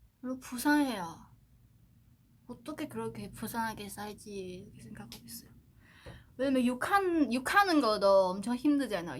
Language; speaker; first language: Korean; non-native, learner; Chinese